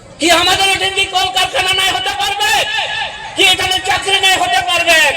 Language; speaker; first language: Bangla; non-native, local second language; Hindi